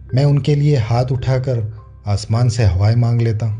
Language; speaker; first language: Hindi; non-native, local second language; Gujarati